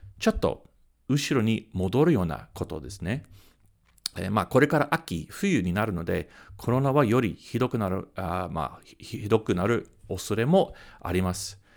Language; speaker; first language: Japanese; non-native, fluent; English